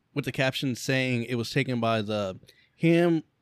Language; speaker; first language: English; native; English